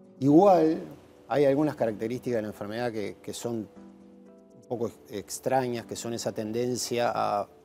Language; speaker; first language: Spanish; native; Spanish